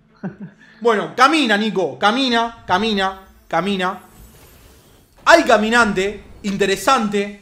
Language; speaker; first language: Spanish; native; Spanish